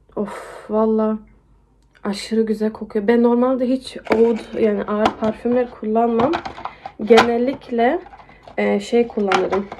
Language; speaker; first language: Turkish; early bilingual, heritage; Turkish